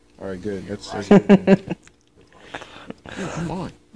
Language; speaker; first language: English; native; English